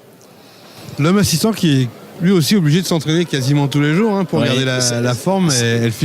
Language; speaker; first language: French; native; French